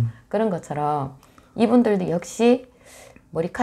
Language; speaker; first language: Korean; native; Korean